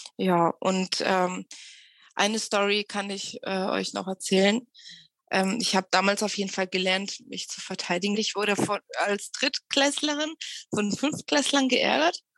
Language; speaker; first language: German; early bilingual, other home language; Russian